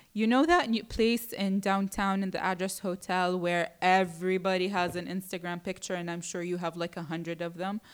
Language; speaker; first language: English; early bilingual, other home language; Arabic